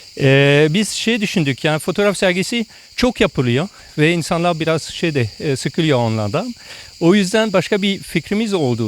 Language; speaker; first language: Turkish; non-native, fluent; French